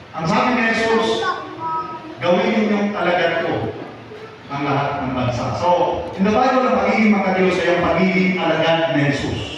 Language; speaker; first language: Filipino; non-native, local second language; Cebuano